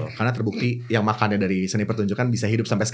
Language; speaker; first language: Indonesian; native; Indonesian